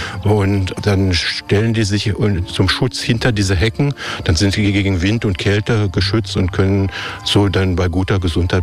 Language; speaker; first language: German; native; German